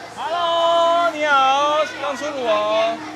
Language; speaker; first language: Chinese; native; Chinese